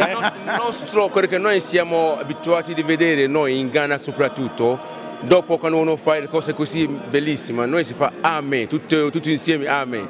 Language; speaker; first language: Italian; non-native, fluent; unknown